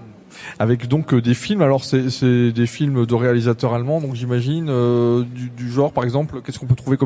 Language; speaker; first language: French; native; French